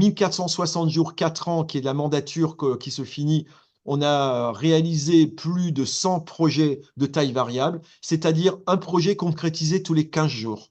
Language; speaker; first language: French; native; French